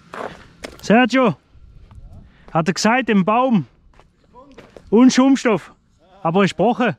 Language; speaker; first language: German; non-native, fluent; French